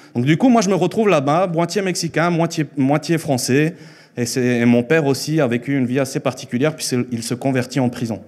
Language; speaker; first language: French; early bilingual, other home language; Spanish